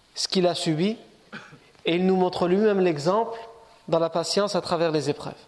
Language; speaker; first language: French; native; French